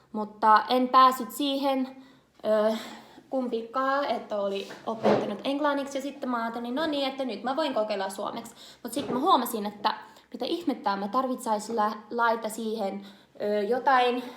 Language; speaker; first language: Finnish; non-native, learner; English